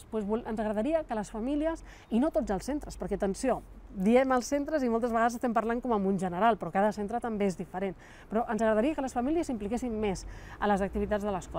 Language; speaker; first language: Catalan; native; Catalan